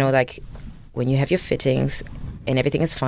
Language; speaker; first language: English; non-native, fluent; German